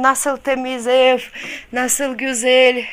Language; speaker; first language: Turkish; non-native, learner; Russian